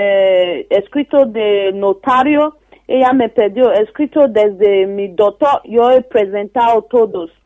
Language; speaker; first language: Spanish; non-native, learner; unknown